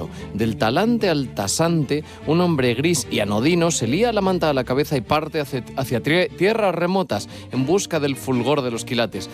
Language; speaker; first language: Spanish; native; Spanish